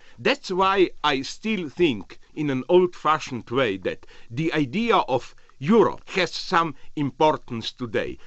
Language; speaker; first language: English; non-native, fluent; Slovenian